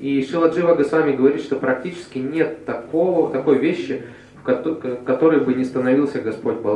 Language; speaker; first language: Russian; native; Russian